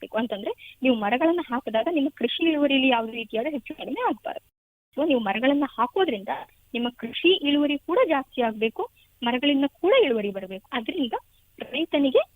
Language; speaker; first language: Kannada; native; Kannada